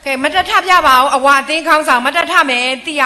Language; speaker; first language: Burmese; non-native, local second language; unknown